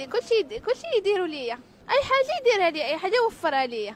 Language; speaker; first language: Arabic; native; Arabic